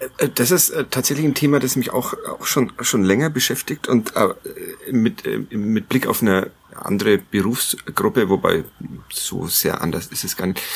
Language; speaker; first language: German; native; German